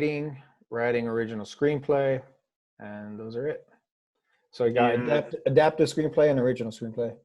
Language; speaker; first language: English; native; English